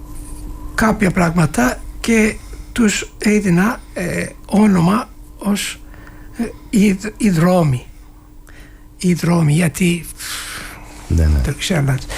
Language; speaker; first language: Greek; non-native, learner; Turkish